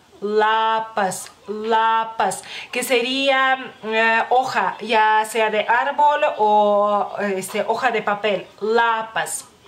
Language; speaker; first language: Spanish; non-native, fluent; Lithuanian